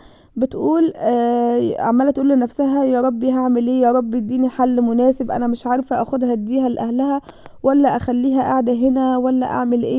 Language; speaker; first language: Arabic; native; Arabic